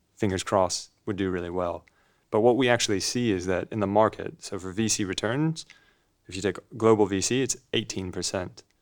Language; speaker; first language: English; native; English